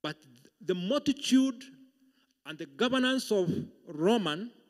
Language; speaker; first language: English; non-native, local second language; Swahili